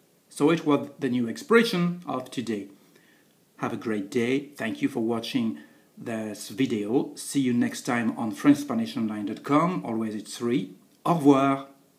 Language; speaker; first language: English; non-native, fluent; French